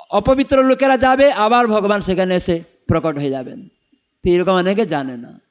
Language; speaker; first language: Bangla; non-native, fluent; Odia